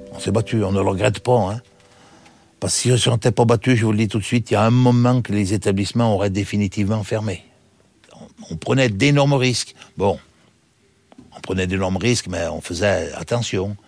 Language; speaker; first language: French; native; French